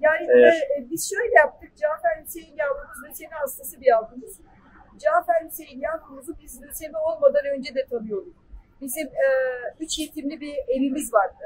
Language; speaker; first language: Turkish; native; Turkish